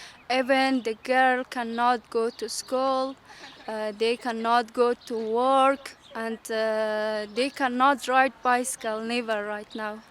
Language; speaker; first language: English; non-native, learner; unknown